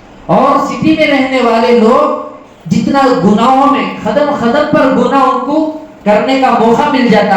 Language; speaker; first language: Urdu; native; Urdu